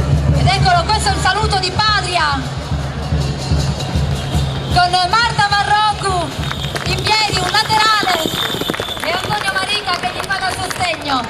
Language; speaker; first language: Italian; native; Italian